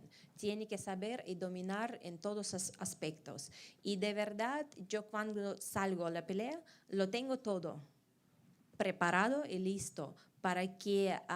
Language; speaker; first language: Spanish; non-native, fluent; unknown